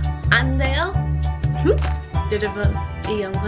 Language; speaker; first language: Korean; non-native, fluent; English